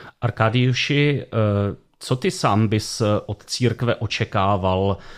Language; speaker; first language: Czech; native; Czech